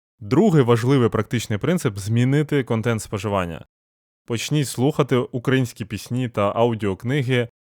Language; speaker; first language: Ukrainian; non-native, local second language; Russian